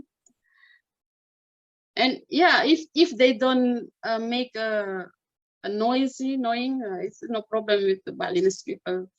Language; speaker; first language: English; non-native, learner; Indonesian